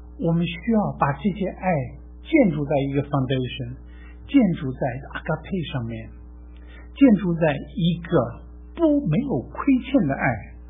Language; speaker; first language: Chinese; native; Chinese